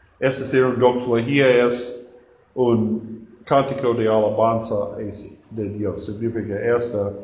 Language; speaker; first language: Spanish; non-native, learner; English